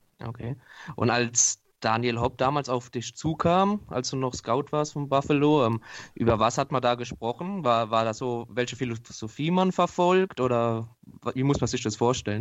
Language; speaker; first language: German; native; German